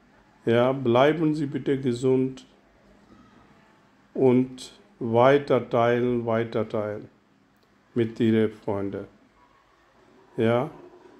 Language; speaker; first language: German; non-native, learner; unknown